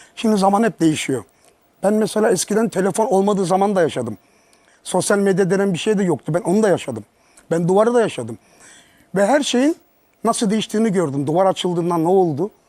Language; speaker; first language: Turkish; early bilingual, heritage; Turkish